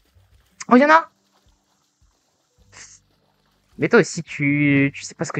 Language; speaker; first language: French; native; French